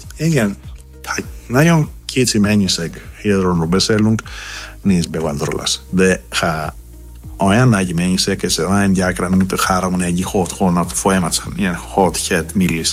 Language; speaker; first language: Hungarian; non-native, fluent; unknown